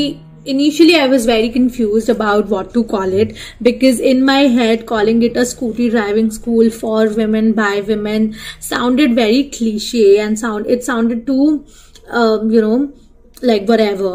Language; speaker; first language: English; non-native, local second language; Hindi